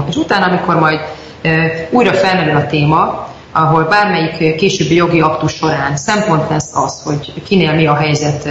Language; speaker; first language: Hungarian; native; Hungarian